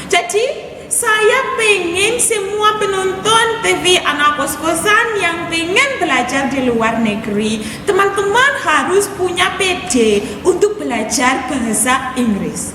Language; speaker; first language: Indonesian; non-native, fluent; English